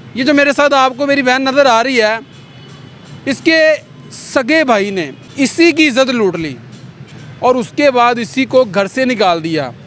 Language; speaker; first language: Urdu; non-native, local second language; Punjabi